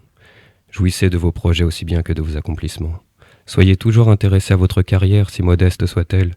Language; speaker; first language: French; native; French